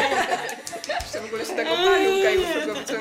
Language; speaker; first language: Polish; native; Polish